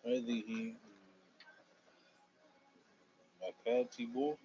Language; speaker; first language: Arabic; non-native, learner; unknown